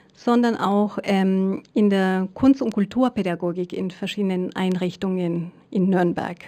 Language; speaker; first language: German; non-native, fluent; Spanish